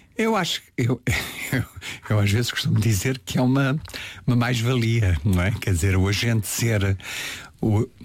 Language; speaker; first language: Portuguese; native; Portuguese